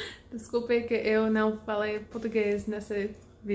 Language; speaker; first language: Portuguese; non-native, learner; English